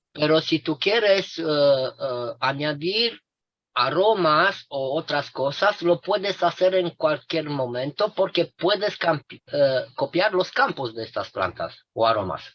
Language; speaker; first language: Spanish; non-native, fluent; Romanian